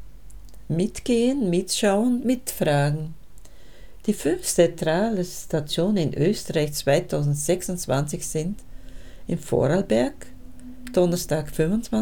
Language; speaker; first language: German; native; German